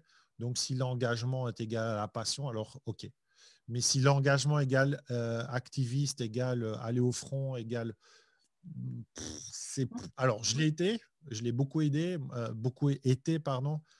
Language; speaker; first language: French; native; French